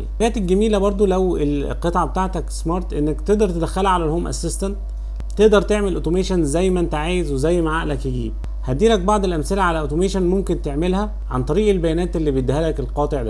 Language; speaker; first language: Arabic; native; Arabic